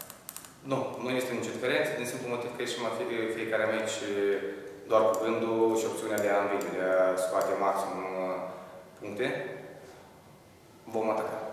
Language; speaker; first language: Romanian; native; Romanian